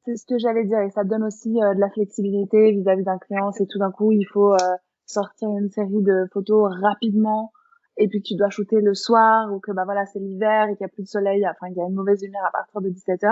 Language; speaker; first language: French; native; French